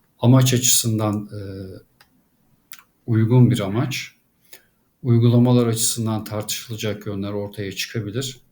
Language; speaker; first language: Turkish; native; Turkish